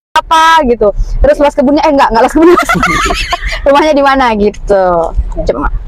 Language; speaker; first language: Indonesian; native; Indonesian